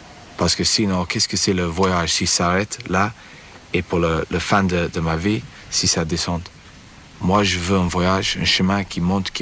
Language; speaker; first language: French; non-native, fluent; English